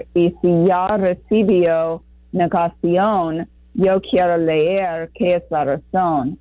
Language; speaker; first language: Spanish; non-native, fluent; English